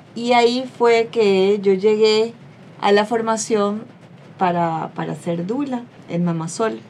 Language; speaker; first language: Spanish; native; Spanish